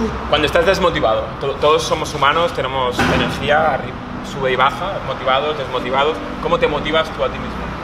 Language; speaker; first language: Spanish; native; Spanish